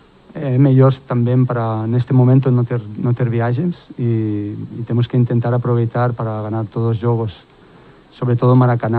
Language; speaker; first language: Portuguese; non-native, fluent; Spanish